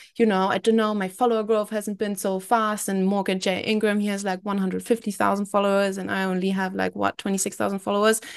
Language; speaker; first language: English; non-native, fluent; German